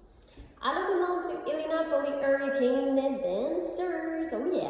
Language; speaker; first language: French; native; French